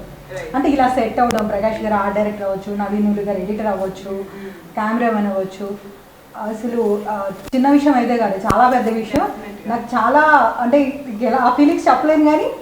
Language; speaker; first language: Telugu; native; Telugu